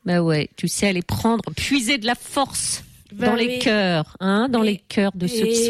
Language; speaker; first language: French; native; French